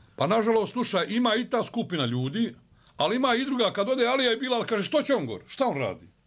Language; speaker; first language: Bosnian; native; Bosnian